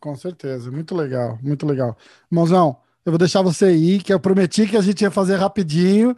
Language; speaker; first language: Portuguese; native; Portuguese